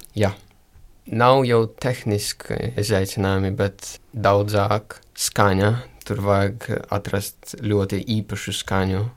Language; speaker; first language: Latvian; early bilingual, other home language; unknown